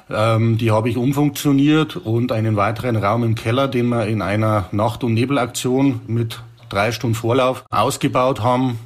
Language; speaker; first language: German; native; German